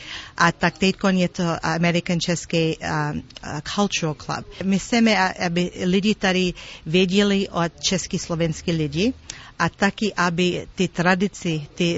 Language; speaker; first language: Czech; early bilingual, heritage; Czech